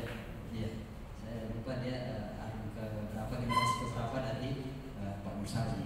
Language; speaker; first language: Indonesian; native; Indonesian